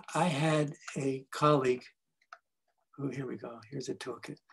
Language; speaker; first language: English; early bilingual, other home language; Spanish